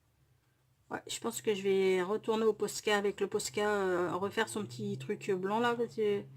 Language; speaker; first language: French; native; French